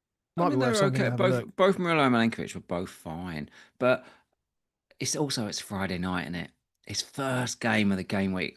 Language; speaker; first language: English; native; English